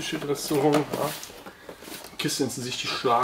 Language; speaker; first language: German; native; German